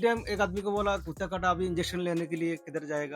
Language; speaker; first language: Hindi; non-native, fluent; Bangla